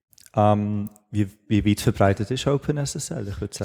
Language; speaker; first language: German; native; German